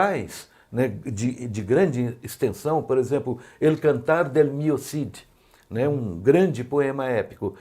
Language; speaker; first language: Portuguese; native; Portuguese